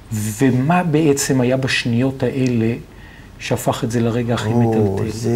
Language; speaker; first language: Hebrew; native; Hebrew